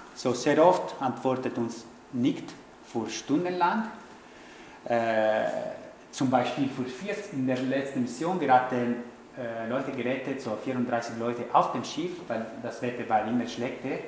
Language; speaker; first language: German; non-native, fluent; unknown